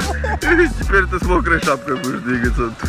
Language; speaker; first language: Russian; native; Russian